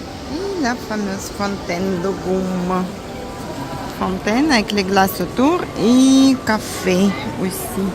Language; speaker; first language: French; non-native, fluent; Russian